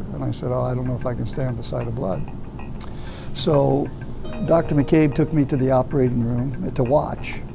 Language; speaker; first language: English; native; English